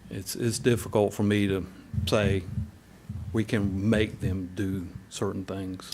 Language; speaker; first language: English; native; English